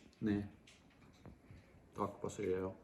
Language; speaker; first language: Korean; non-native, learner; English